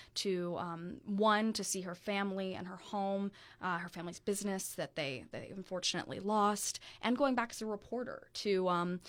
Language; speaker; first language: English; native; English